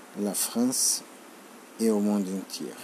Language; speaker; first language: French; non-native, learner; Portuguese